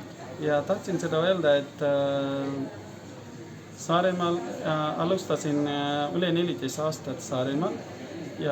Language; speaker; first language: Estonian; non-native, learner; Hindi